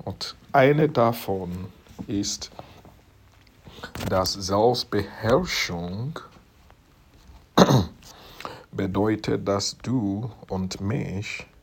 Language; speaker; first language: German; non-native, fluent; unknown